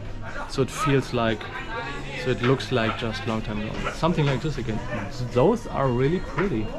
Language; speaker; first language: English; non-native, fluent; German